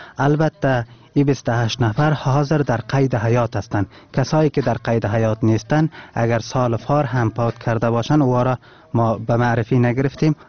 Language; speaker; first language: Persian; non-native, local second language; Turkmen